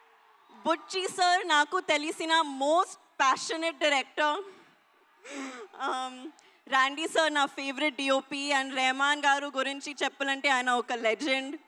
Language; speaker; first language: Telugu; non-native, local second language; Hindi